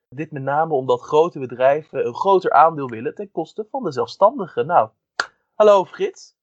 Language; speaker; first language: Dutch; native; Dutch